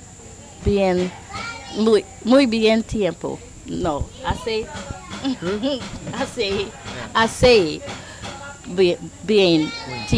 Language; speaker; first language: Spanish; non-native, learner; English